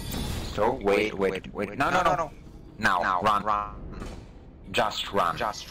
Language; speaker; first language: English; non-native, learner; German